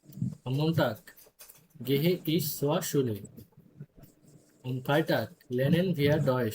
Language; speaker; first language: German; non-native, fluent; Bangla